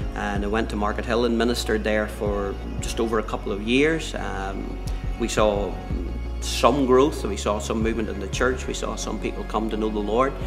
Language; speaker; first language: English; native; English